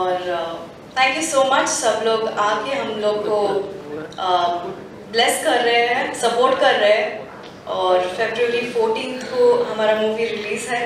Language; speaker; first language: Hindi; non-native, local second language; Kannada